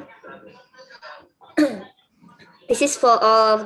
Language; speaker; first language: English; non-native, fluent; Indonesian